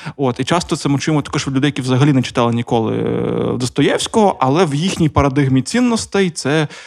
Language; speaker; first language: Ukrainian; non-native, local second language; Russian